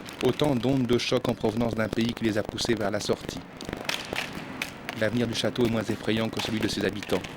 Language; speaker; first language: French; native; French